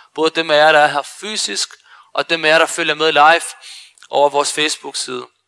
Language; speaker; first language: Danish; early bilingual, other home language; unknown